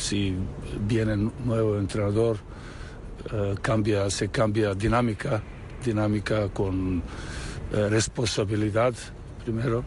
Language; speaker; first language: Spanish; non-native, learner; Serbian